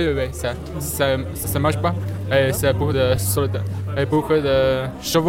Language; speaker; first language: French; non-native, learner; Chinese